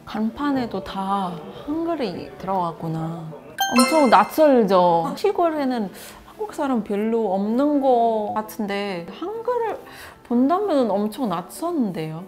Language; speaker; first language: Korean; non-native, fluent; Indonesian